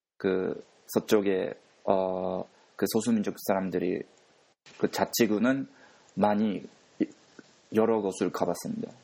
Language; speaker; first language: Korean; non-native, fluent; Japanese